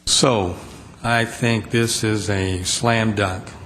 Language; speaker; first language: English; native; English